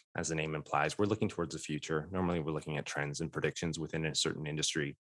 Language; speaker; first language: English; native; English